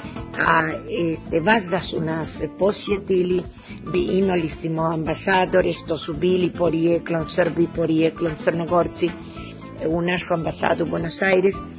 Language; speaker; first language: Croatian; early bilingual, heritage; Serbian